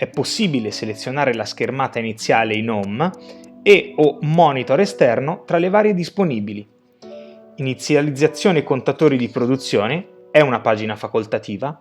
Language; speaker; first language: Italian; native; Italian